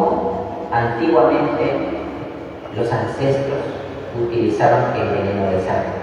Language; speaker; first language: Spanish; non-native, local second language; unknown